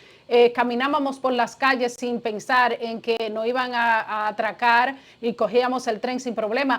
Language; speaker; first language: Spanish; native; Spanish